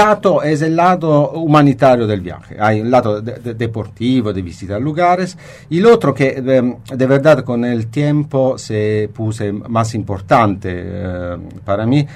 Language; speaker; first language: Spanish; non-native, fluent; Italian